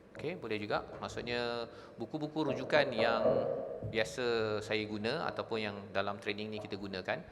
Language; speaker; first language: Malay; native; Malay